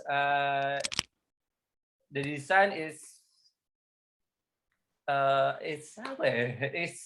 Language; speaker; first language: English; non-native, learner; Indonesian